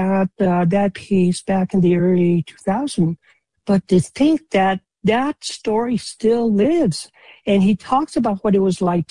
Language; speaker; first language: English; native; English